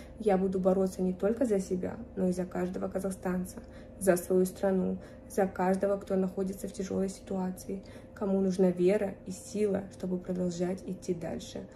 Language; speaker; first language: Russian; native; Russian